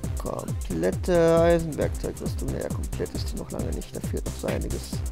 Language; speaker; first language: German; native; German